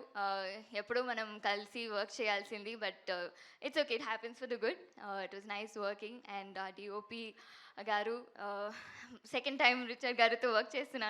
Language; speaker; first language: Telugu; non-native, learner; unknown